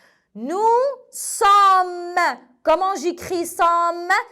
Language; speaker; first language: French; non-native, local second language; Arabic